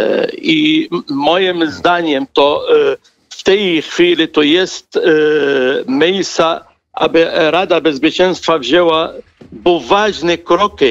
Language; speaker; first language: Polish; non-native, fluent; Arabic